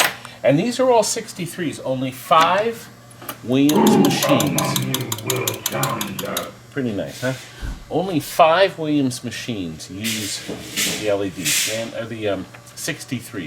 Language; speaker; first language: English; native; English